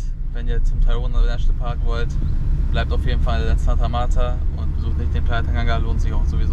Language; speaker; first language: German; native; German